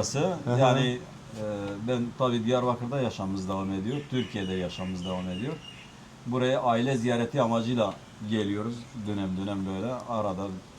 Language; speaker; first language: Turkish; native; Turkish